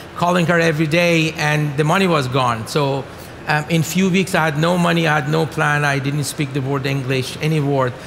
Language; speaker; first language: English; non-native, fluent; Persian